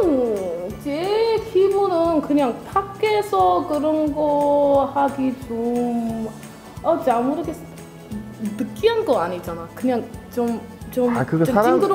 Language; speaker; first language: Korean; non-native, learner; English